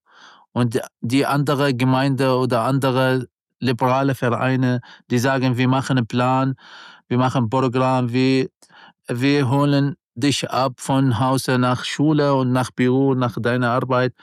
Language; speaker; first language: German; non-native, learner; Arabic